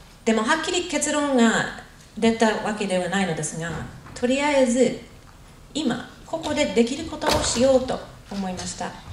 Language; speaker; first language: Japanese; non-native, fluent; English